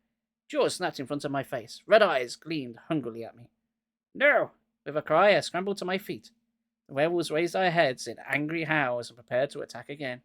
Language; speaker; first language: English; native; English